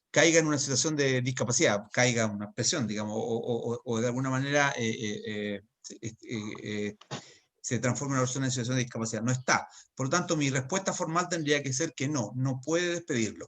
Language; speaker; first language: Spanish; native; Spanish